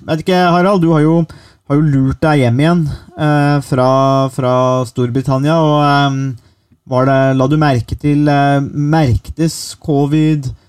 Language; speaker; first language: Norwegian; native; Norwegian